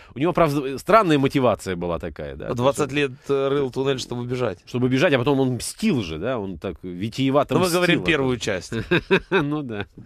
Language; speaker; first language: Russian; native; Russian